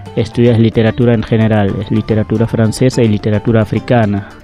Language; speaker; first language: Spanish; non-native, fluent; Wolof